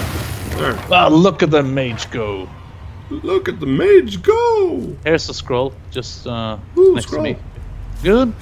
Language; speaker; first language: English; non-native, fluent; Norwegian